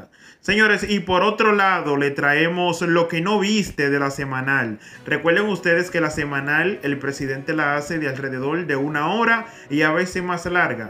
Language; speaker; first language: Spanish; native; Spanish